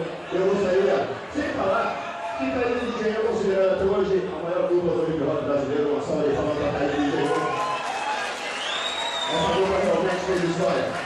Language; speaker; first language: Portuguese; native; Portuguese